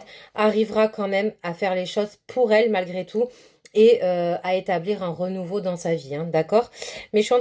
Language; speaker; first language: French; native; French